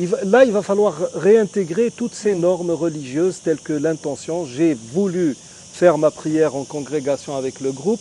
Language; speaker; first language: French; non-native, local second language; Arabic